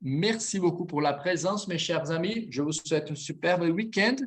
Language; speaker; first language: French; non-native, fluent; Portuguese